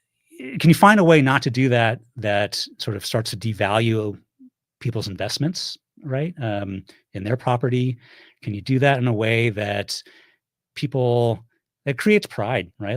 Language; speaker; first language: English; native; English